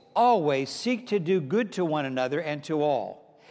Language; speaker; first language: English; native; English